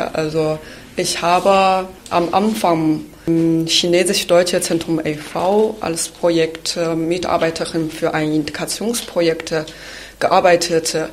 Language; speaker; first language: German; non-native, fluent; Chinese